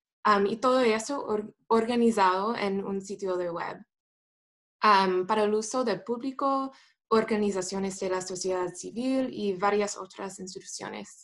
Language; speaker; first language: Spanish; non-native, fluent; English